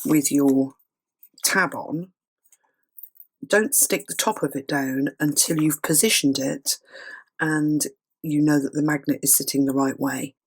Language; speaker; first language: English; native; English